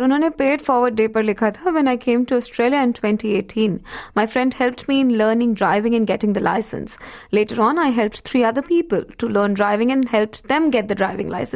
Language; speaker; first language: Hindi; native; Hindi